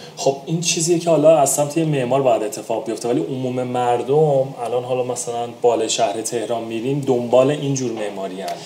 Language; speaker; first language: Persian; native; Persian